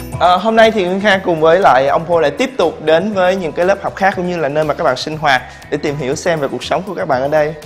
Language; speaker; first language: Vietnamese; native; Vietnamese